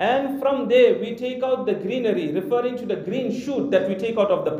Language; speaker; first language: English; non-native, local second language; Urdu